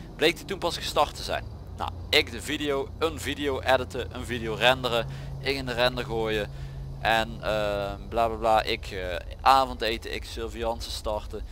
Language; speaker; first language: Dutch; native; Dutch